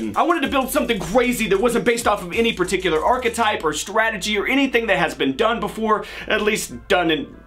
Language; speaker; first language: English; native; English